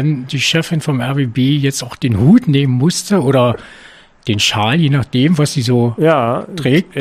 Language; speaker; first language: German; native; German